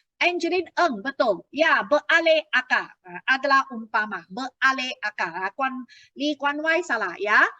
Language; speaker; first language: Malay; non-native, local second language; Chinese